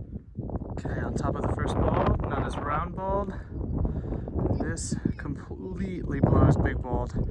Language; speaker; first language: English; native; English